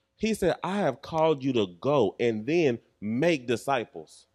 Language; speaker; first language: English; native; English